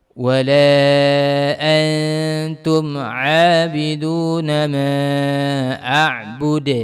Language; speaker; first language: Arabic; non-native, fluent; Indonesian